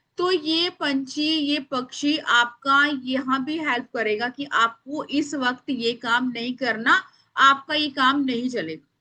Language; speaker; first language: Hindi; native; Hindi